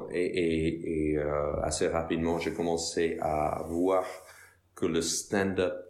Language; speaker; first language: French; non-native, fluent; English